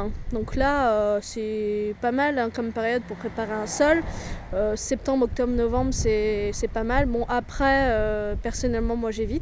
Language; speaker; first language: French; native; French